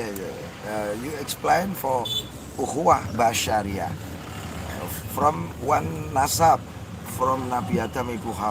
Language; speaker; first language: English; non-native, learner; Indonesian